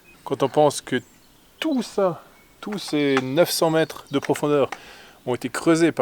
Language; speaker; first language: French; native; French